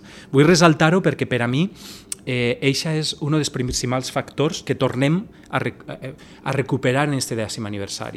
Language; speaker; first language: Catalan; native; Catalan